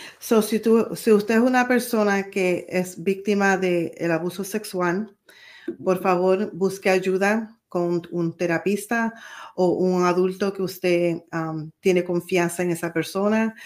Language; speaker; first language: Spanish; early bilingual, heritage; Spanish